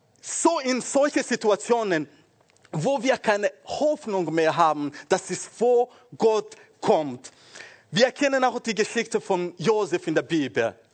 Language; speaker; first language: German; non-native, fluent; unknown